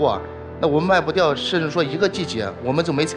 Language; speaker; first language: Chinese; native; Chinese